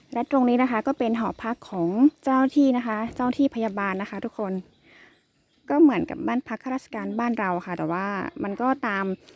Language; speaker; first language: Thai; non-native, local second language; Karen languages